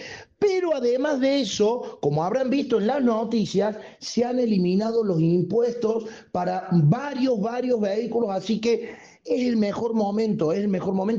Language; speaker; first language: Spanish; native; Spanish